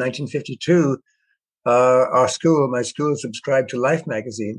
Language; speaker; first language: English; native; English